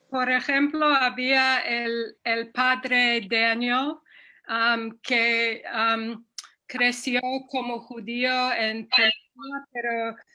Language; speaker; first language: Spanish; non-native, learner; English